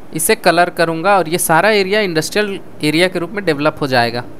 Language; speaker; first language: Hindi; native; Hindi